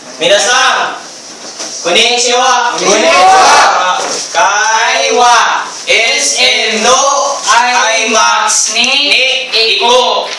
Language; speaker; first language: Japanese; non-native, learner; Filipino